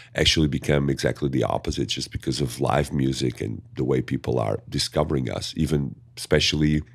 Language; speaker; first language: English; non-native, fluent; Portuguese